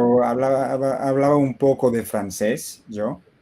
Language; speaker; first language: Spanish; non-native, fluent; English